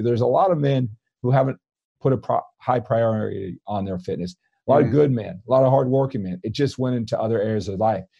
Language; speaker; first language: English; native; English